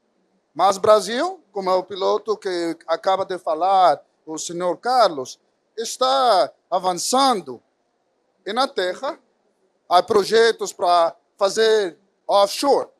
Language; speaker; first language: Portuguese; non-native, fluent; Spanish